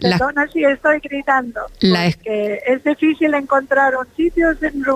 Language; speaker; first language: Spanish; non-native, fluent; English